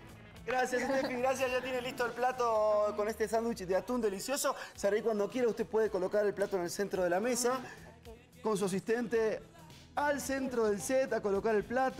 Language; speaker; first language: Spanish; native; Spanish